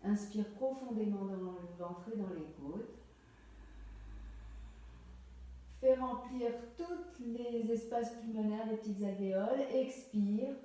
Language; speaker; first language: French; native; French